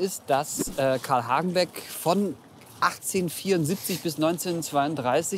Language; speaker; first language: German; native; German